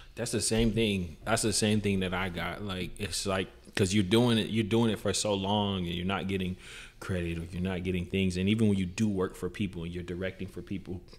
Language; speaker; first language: English; native; English